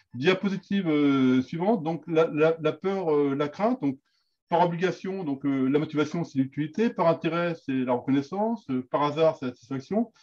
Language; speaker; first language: French; native; French